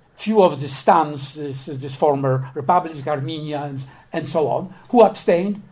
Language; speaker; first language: English; non-native, fluent; Polish